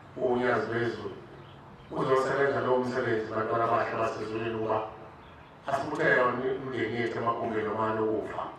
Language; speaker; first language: Zulu; native; Zulu